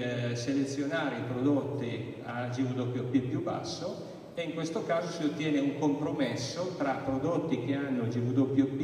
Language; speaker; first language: Italian; native; Italian